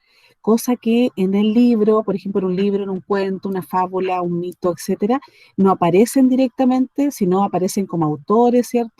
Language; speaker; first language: Spanish; native; Spanish